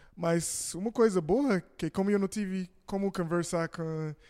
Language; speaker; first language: Portuguese; non-native, fluent; English